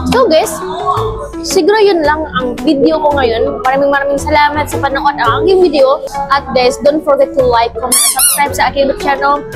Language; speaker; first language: Filipino; non-native, fluent; Indonesian